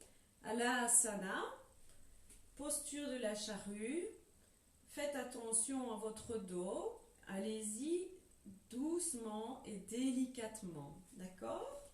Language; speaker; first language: French; native; French